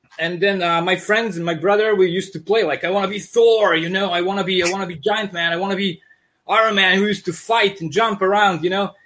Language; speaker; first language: English; non-native, fluent; Serbian